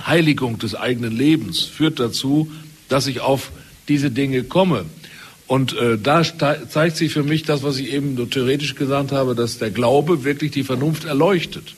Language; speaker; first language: German; native; German